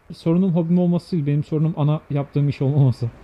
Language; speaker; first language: Turkish; native; Turkish